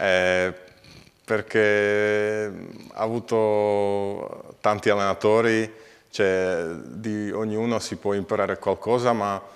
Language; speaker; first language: Italian; non-native, learner; Slovak